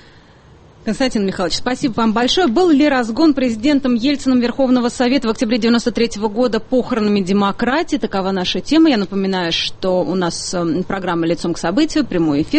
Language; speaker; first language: Russian; native; Russian